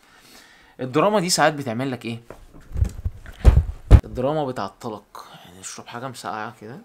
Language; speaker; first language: Arabic; native; Arabic